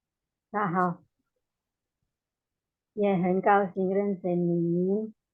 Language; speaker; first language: Chinese; non-native, learner; Indonesian